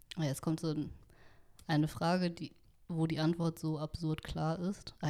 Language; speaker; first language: German; early bilingual, other home language; Vietnamese